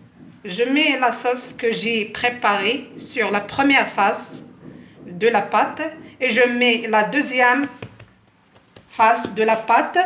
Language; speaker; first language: French; non-native, local second language; Arabic